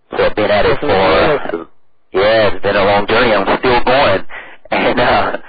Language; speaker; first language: English; native; English